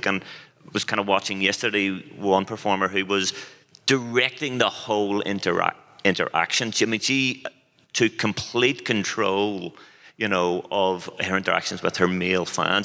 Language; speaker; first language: English; native; English